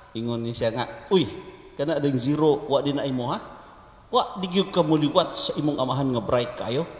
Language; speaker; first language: Cebuano; native; Cebuano